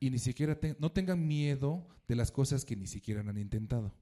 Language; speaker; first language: Spanish; native; Spanish